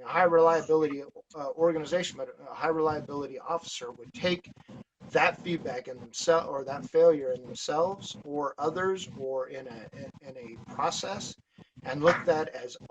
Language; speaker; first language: English; native; English